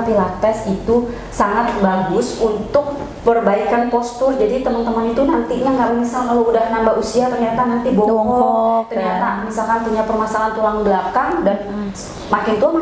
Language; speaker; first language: Indonesian; native; Indonesian